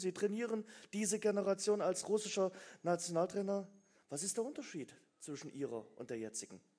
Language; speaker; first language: German; native; German